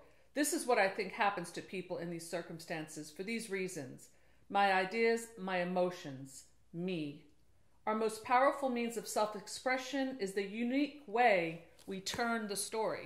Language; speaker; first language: English; native; English